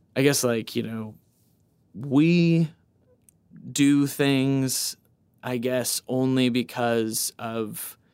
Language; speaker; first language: English; native; English